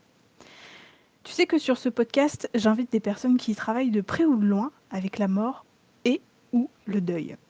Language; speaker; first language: French; native; French